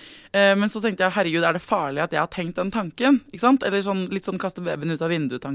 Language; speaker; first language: Norwegian; native; Norwegian